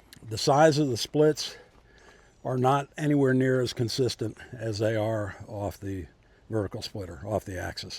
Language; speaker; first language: English; native; English